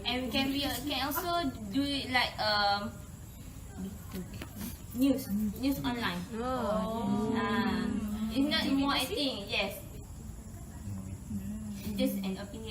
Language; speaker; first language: English; non-native, local second language; Malay